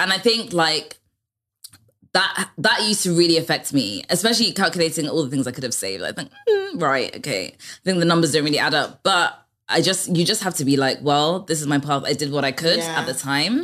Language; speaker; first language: English; native; English